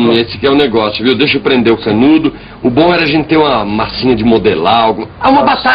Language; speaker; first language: Portuguese; native; Portuguese